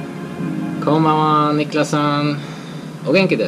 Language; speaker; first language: Japanese; non-native, learner; Swedish